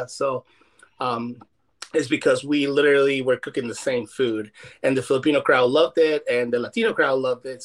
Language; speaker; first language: English; non-native, fluent; Spanish